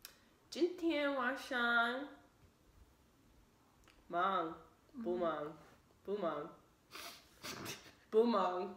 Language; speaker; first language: Chinese; non-native, learner; English